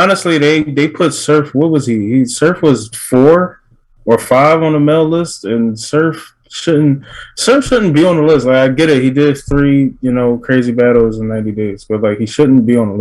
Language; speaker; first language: English; native; English